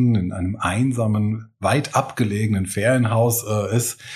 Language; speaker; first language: German; native; German